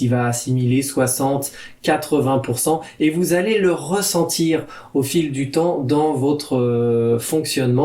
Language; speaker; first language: French; native; French